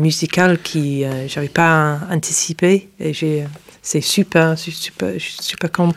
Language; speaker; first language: French; non-native, fluent; English